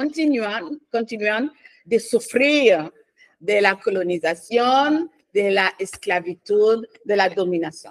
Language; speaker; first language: Spanish; non-native, fluent; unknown